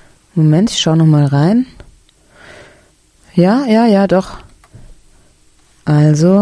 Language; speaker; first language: German; native; German